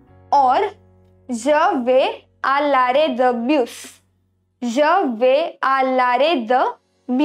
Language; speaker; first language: French; non-native, fluent; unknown